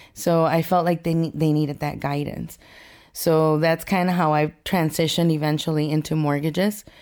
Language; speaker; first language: English; early bilingual, other home language; Spanish